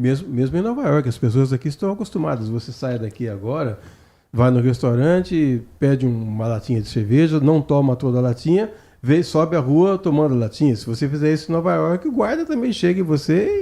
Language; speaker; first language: Portuguese; native; Portuguese